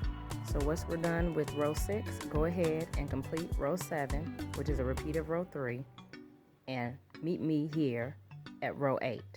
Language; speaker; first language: English; native; English